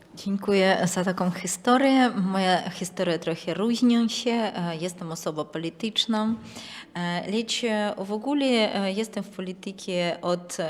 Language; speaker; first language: Polish; non-native, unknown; Belarusian